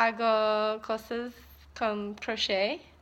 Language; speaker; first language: Spanish; non-native, learner; English